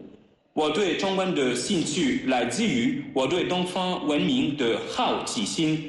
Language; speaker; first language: Chinese; non-native, learner; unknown